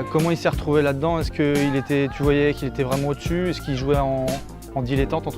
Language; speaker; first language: French; native; French